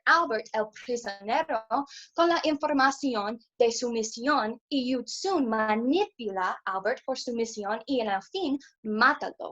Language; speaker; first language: Spanish; non-native, learner; English